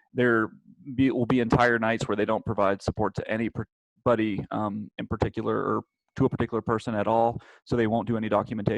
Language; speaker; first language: English; native; English